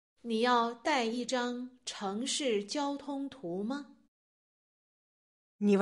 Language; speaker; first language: Chinese; non-native, learner; Russian